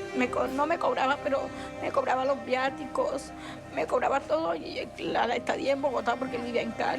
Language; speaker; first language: Spanish; native; Spanish